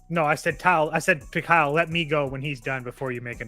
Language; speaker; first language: English; native; English